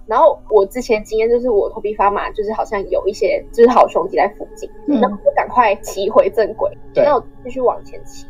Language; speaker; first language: Chinese; native; Chinese